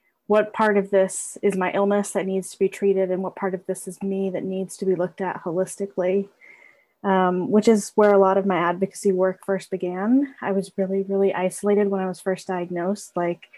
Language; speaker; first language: English; native; English